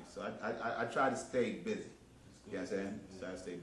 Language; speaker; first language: English; native; English